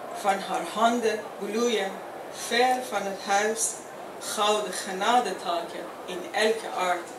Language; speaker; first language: Dutch; non-native, fluent; Persian